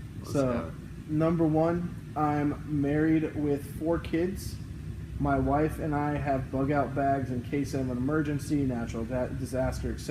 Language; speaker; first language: English; native; English